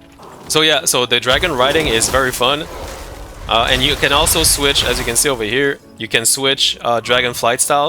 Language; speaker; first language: English; non-native, fluent; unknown